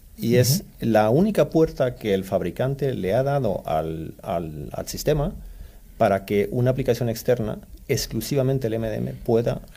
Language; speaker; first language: Spanish; early bilingual, other home language; Swedish